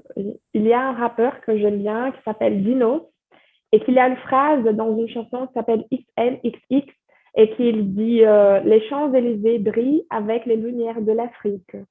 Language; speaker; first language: French; non-native, fluent; Portuguese